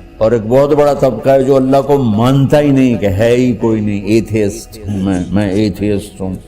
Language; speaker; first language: Urdu; non-native, local second language; Punjabi